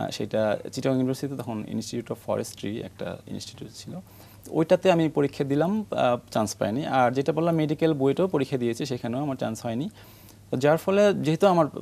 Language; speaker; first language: Bangla; native; Bangla